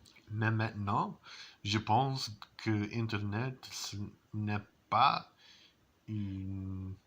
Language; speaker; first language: French; non-native, learner; English